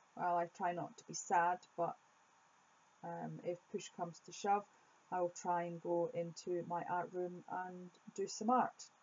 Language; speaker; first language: English; native; English